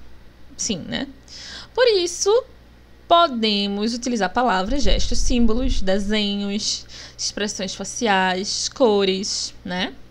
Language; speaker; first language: Portuguese; native; Portuguese